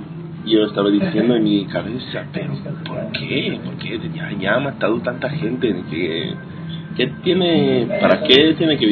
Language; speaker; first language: Spanish; non-native, fluent; Hebrew